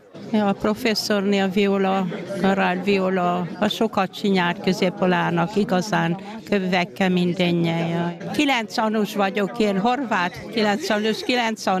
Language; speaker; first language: Hungarian; non-native, local second language; Croatian